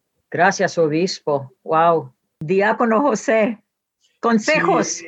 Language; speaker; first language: Spanish; non-native, learner; English